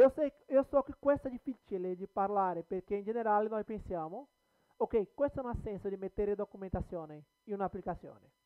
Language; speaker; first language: Italian; non-native, learner; Portuguese